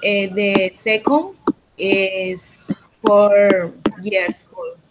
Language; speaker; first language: English; non-native, learner; Spanish